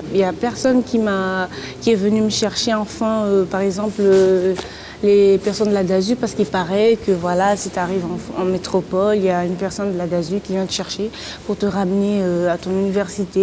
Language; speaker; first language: French; non-native, local second language; Comorian